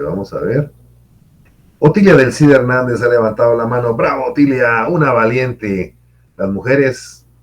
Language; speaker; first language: Spanish; native; Spanish